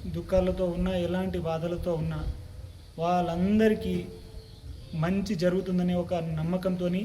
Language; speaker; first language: Telugu; non-native, local second language; Lambadi